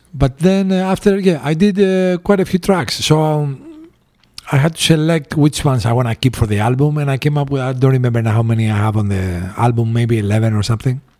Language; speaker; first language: English; early bilingual, other home language; Greek